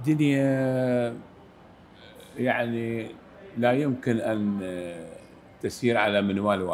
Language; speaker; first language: Arabic; native; Arabic